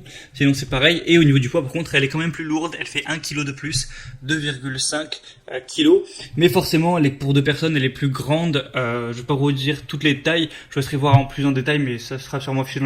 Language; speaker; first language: French; native; French